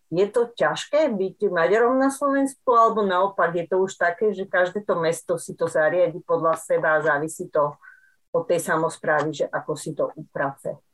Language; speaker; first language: Slovak; native; Slovak